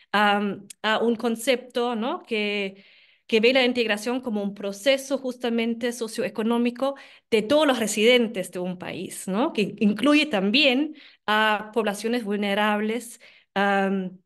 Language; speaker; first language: Spanish; non-native, fluent; German